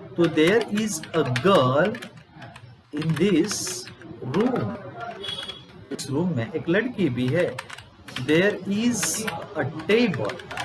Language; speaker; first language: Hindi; non-native, local second language; Gujarati